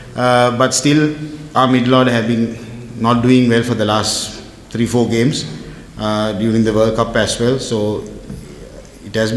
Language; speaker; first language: English; non-native, local second language; Sinhala